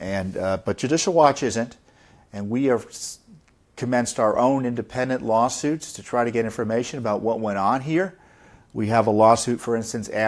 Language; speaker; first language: English; native; English